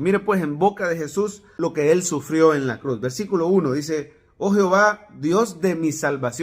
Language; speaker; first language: Spanish; native; Spanish